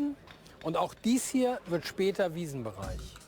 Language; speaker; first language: German; native; German